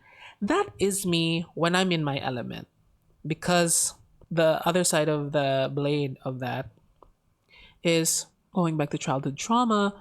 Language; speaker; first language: English; non-native, local second language; Filipino